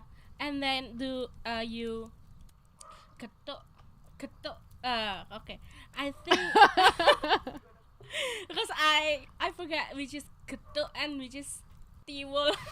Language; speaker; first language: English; non-native, learner; Indonesian